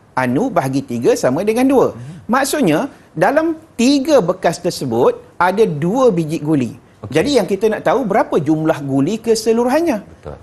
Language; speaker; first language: Malay; native; Malay